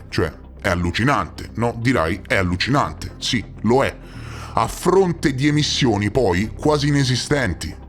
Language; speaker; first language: Italian; native; Italian